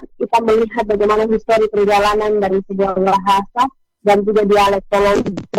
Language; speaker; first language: Indonesian; native; Indonesian